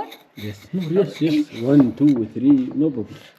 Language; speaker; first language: English; non-native, learner; Arabic